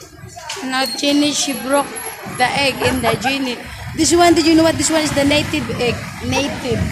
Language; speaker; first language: English; non-native, local second language; Cebuano